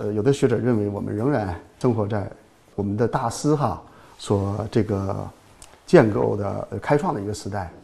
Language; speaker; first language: Chinese; native; Chinese